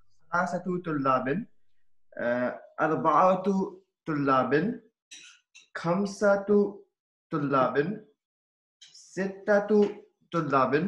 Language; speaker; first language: Arabic; non-native, learner; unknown